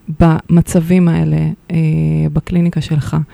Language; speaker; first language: Hebrew; native; Hebrew